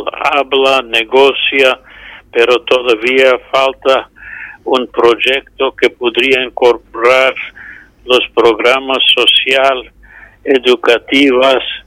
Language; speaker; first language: Spanish; non-native, fluent; English